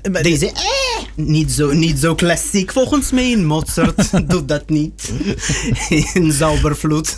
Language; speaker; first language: Dutch; non-native, learner; Russian